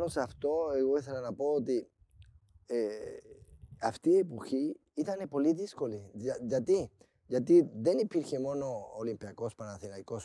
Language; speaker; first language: Greek; non-native, fluent; Spanish